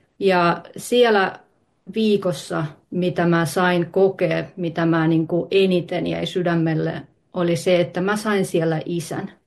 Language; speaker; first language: Finnish; early bilingual, other home language; Russian